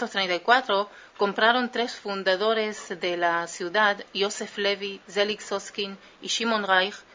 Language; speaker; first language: Spanish; early bilingual, heritage; Spanish